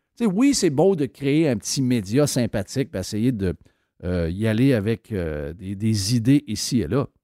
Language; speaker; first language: French; native; French